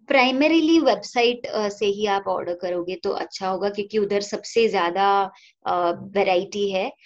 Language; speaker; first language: Hindi; non-native, local second language; Marathi